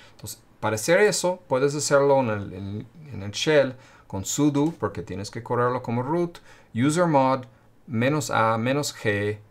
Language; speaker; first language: Spanish; non-native, fluent; English